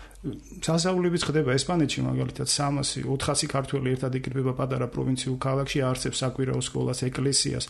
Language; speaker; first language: Georgian; native; Georgian